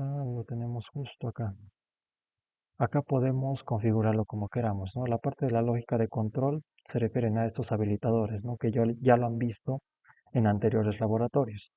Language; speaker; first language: Spanish; native; Spanish